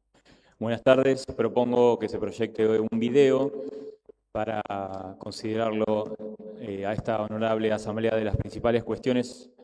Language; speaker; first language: Spanish; native; Spanish